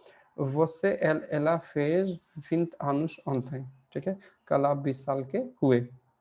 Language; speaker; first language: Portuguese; non-native, fluent; Hindi